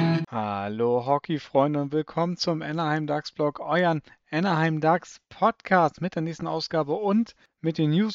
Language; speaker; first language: German; native; German